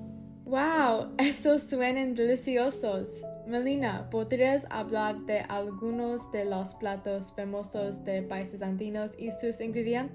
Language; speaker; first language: Spanish; non-native, learner; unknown